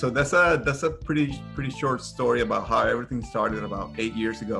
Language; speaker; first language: English; non-native, fluent; Spanish